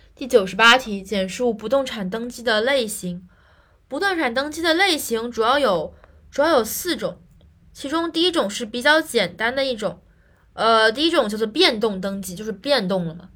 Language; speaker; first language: Chinese; native; Chinese